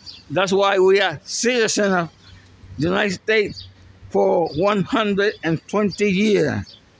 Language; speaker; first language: English; non-native, fluent; Spanish